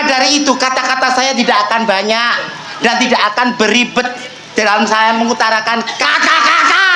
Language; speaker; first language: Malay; non-native, local second language; Javanese